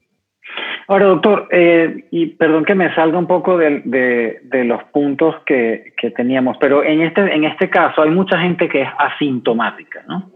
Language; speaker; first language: Spanish; native; Spanish